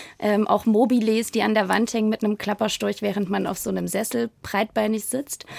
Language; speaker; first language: German; native; German